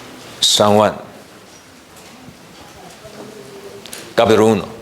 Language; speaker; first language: Spanish; non-native, learner; Korean